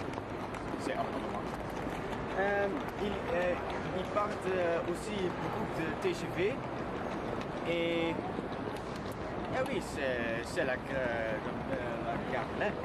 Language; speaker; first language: French; non-native, learner; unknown